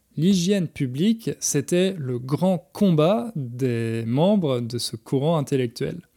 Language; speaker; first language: French; native; French